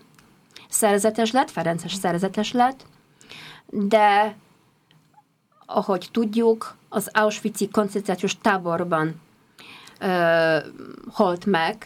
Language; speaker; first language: Hungarian; non-native, fluent; Polish